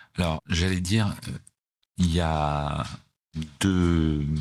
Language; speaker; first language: French; native; French